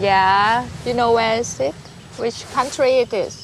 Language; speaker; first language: English; non-native, learner; Thai